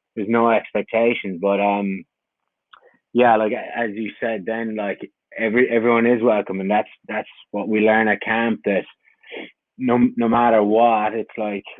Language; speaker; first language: English; native; English